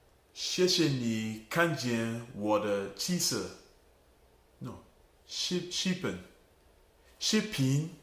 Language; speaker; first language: Chinese; non-native, learner; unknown